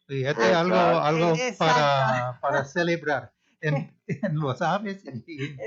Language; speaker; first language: Spanish; non-native, fluent; English